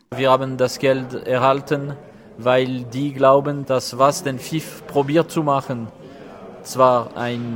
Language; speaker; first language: German; non-native, local second language; French